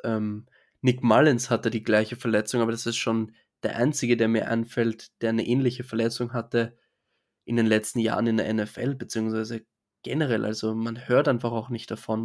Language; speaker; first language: German; native; German